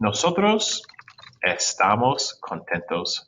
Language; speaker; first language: Spanish; non-native, fluent; English